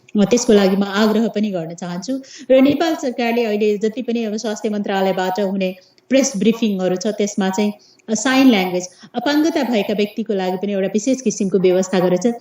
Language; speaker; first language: Nepali; non-native, local second language; Awadhi